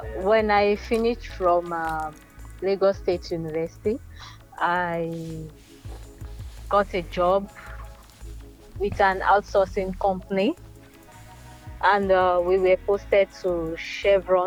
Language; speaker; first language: English; non-native, local second language; Yoruba